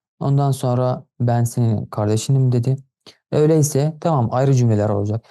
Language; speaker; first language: Turkish; non-native, fluent; Arabic